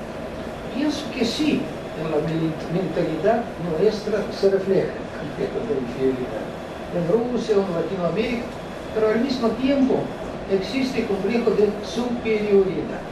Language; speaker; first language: Spanish; non-native, fluent; Russian